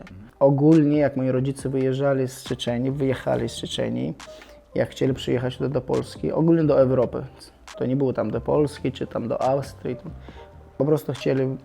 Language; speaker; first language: Polish; non-native, fluent; Chechen